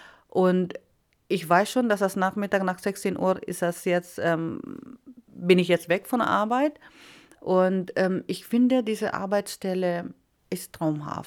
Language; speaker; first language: German; non-native, fluent; Iloko